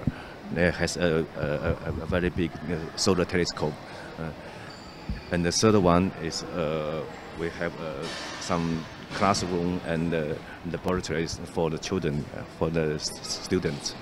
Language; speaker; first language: English; non-native, learner; Chinese